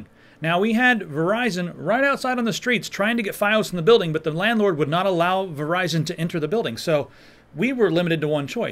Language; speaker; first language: English; native; English